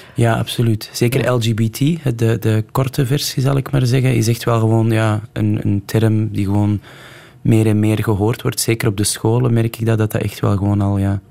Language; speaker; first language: Dutch; non-native, local second language; Arabic